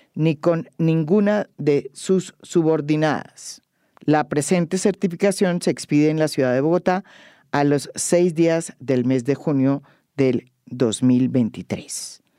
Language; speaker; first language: Spanish; native; Spanish